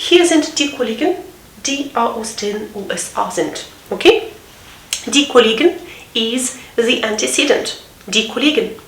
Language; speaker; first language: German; non-native, fluent; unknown